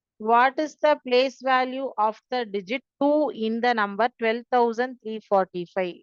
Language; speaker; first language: English; non-native, local second language; Tamil